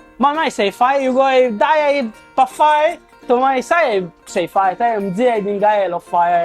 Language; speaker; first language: Cantonese; non-native, learner; Italian